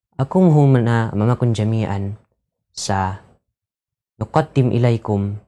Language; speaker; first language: Arabic; non-native, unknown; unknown